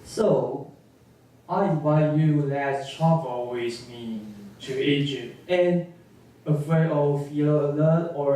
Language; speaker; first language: English; non-native, learner; Chinese